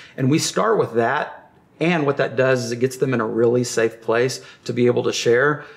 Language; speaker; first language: English; native; English